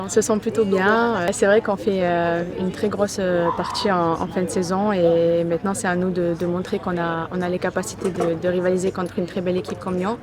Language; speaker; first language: French; native; French